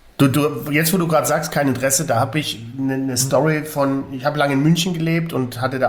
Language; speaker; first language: German; native; German